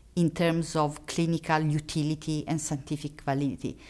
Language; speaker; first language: English; non-native, fluent; Italian